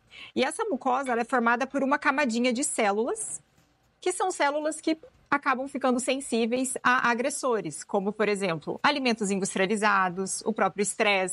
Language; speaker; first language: Portuguese; native; Portuguese